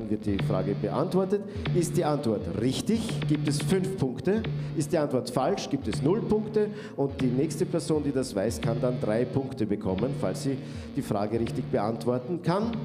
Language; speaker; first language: German; native; German